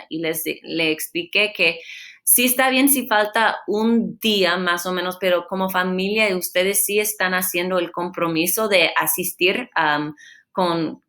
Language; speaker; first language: Spanish; non-native, fluent; English